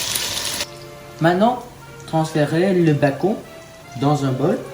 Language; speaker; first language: French; non-native, learner; English